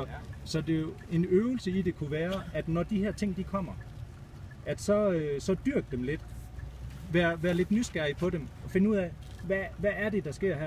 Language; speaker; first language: Danish; native; Danish